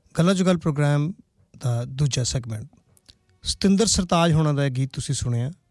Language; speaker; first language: Punjabi; native; Punjabi